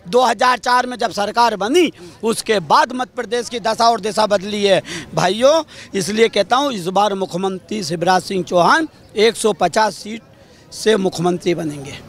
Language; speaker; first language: Hindi; native; Hindi